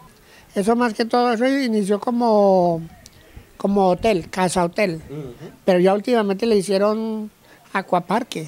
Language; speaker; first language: Spanish; native; Spanish